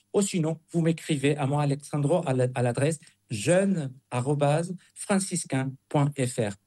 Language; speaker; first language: French; non-native, fluent; Spanish